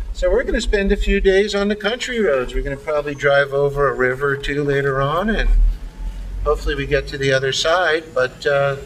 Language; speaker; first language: English; native; English